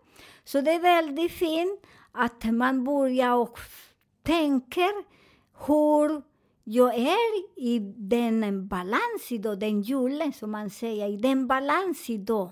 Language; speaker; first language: Swedish; non-native, learner; Spanish